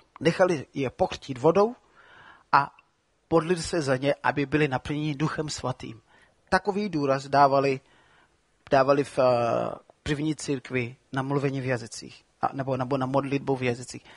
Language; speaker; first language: Czech; non-native, fluent; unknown